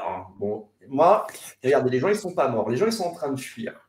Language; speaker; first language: French; native; French